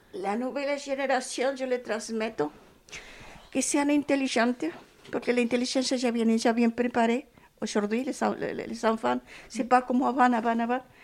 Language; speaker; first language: French; non-native, learner; Spanish